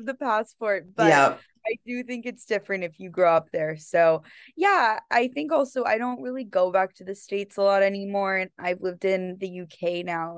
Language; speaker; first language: English; native; English